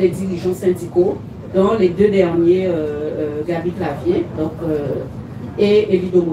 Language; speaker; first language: French; native; French